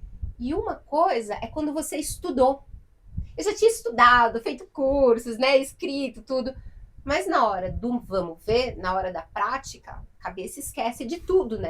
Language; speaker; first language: Portuguese; native; Portuguese